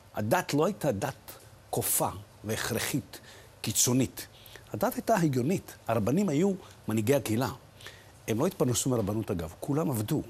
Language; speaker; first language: Hebrew; early bilingual, other home language; Arabic